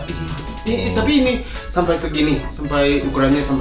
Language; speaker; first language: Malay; non-native, fluent; Japanese